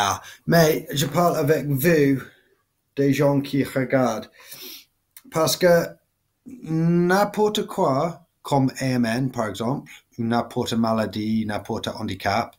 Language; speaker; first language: French; non-native, learner; English